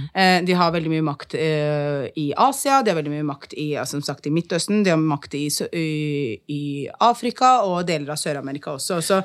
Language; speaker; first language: Norwegian; early bilingual, other home language; Arabic